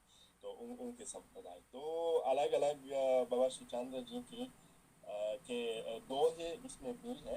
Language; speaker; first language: Hindi; non-native, fluent; Russian